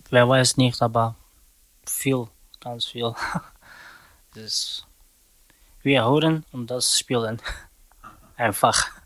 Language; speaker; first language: German; non-native, learner; Romany